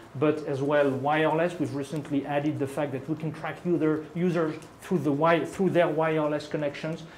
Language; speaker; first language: English; non-native, fluent; French